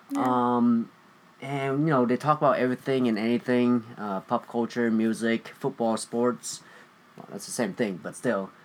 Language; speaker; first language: English; early bilingual, other home language; Vietnamese